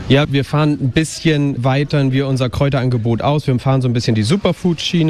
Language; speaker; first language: German; native; German